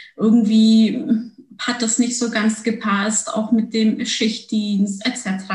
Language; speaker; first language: German; early bilingual, other home language; Turkish